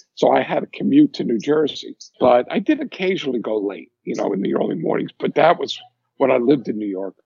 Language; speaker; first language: English; native; English